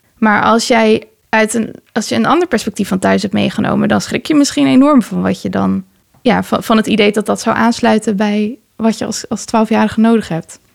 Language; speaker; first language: Dutch; early bilingual, other home language; Persian